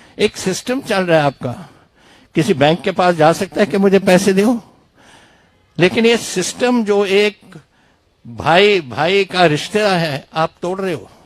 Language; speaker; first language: Hindi; non-native, local second language; Punjabi